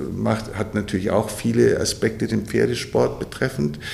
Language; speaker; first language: German; native; German